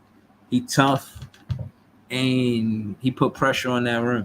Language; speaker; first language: English; native; English